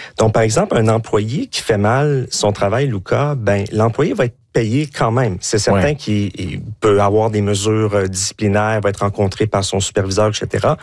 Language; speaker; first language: French; native; French